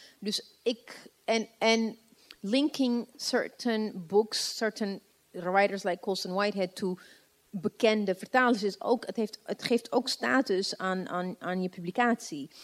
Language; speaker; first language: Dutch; non-native, fluent; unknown